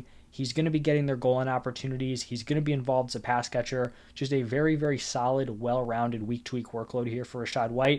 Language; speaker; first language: English; native; English